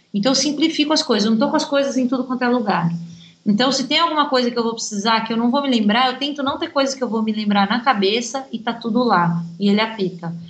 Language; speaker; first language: Portuguese; native; Portuguese